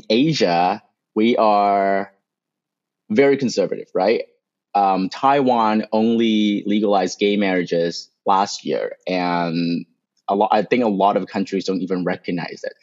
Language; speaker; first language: English; non-native, local second language; Cantonese